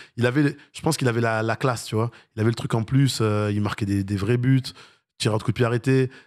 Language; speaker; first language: French; native; French